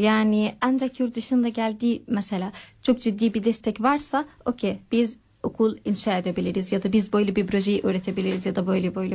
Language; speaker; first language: Turkish; non-native, learner; Arabic